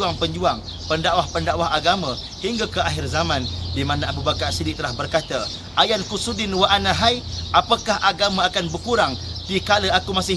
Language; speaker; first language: Malay; native; Malay